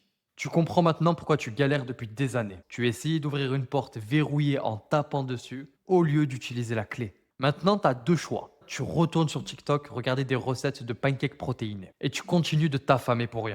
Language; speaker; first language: French; native; French